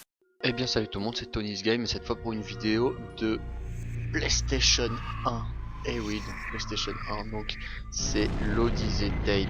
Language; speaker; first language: French; native; French